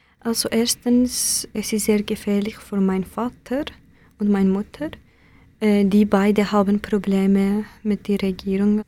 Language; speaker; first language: German; non-native, learner; Kurdish